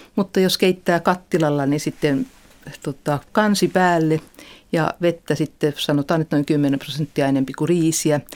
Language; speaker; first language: Finnish; native; Finnish